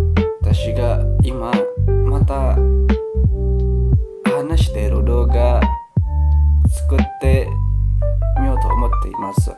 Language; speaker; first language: Japanese; non-native, learner; Indonesian